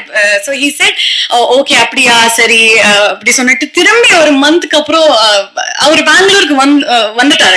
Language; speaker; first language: Tamil; non-native, learner; Kannada